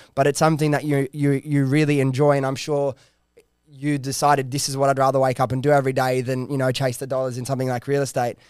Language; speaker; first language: English; native; English